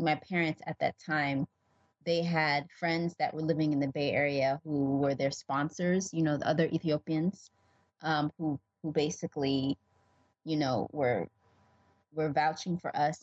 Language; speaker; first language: English; early bilingual, other home language; Oromo